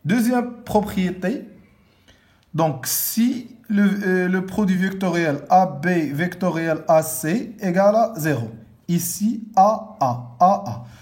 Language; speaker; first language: French; non-native, local second language; Arabic